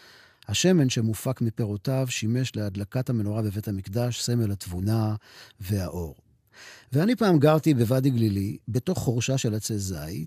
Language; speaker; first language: Hebrew; native; Hebrew